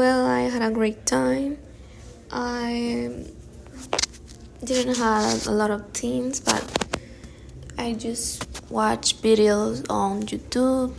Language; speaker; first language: English; non-native, learner; Spanish